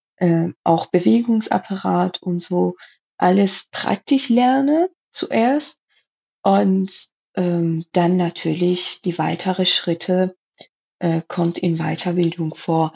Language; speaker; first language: German; non-native, learner; Persian